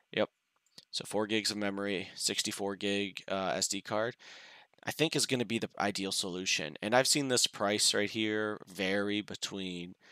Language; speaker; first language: English; native; English